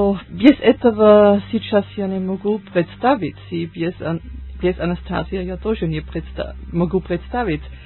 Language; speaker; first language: Russian; non-native, learner; German